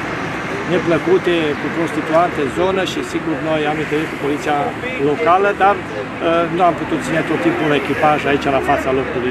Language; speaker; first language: Romanian; native; Romanian